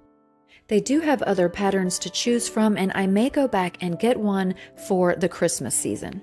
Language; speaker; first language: English; native; English